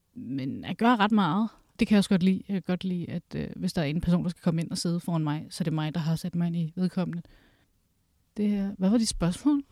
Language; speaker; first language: Danish; early bilingual, other home language; Kurdish